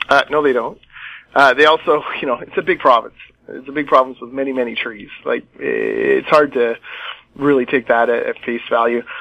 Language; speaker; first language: English; native; English